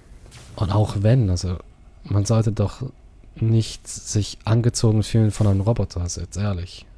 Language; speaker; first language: German; non-native, learner; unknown